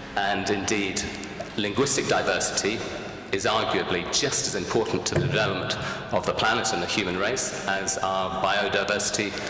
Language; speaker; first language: English; native; English